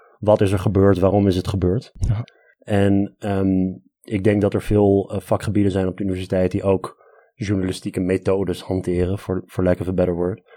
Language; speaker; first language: Dutch; early bilingual, other home language; Armenian